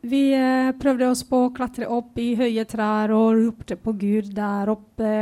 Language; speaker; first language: Norwegian; non-native, fluent; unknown